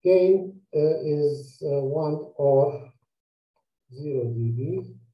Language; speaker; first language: English; non-native, fluent; Turkish